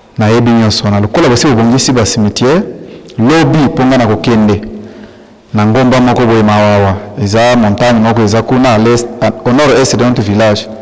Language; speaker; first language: Lingala; non-native, local second language; Swahili